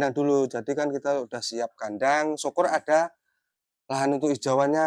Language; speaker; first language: Indonesian; non-native, local second language; Javanese